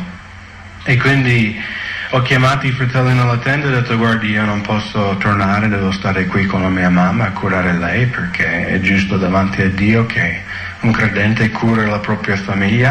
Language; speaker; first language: Italian; non-native, fluent; English